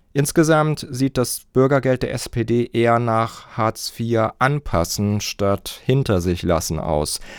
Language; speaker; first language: German; native; German